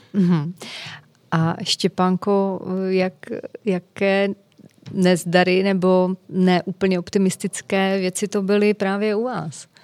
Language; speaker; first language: Czech; native; Czech